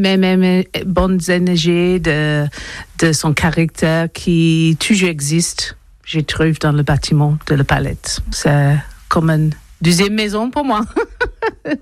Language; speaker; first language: French; non-native, learner; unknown